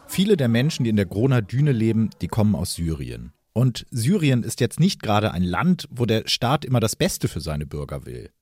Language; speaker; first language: German; native; German